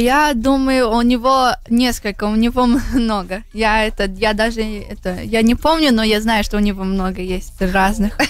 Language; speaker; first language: Russian; early bilingual, heritage; Russian